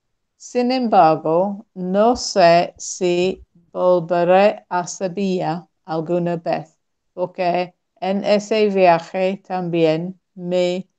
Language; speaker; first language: Spanish; non-native, learner; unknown